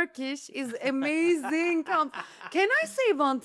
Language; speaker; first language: English; non-native, learner; Turkish